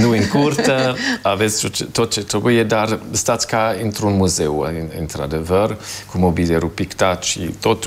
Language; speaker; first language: Romanian; non-native, fluent; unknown